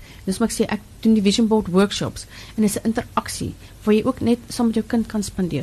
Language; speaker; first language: Afrikaans; native; Afrikaans